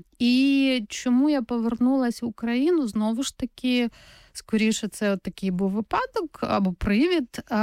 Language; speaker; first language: Ukrainian; native; Ukrainian